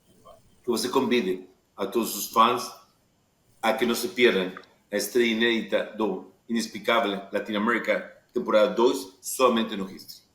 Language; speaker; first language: Portuguese; non-native, fluent; Spanish